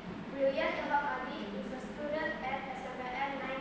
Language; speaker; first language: English; non-native, learner; Indonesian